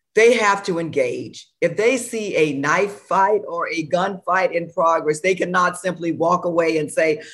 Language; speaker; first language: English; native; English